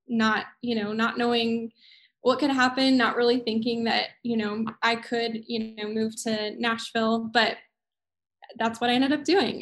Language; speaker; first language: English; native; English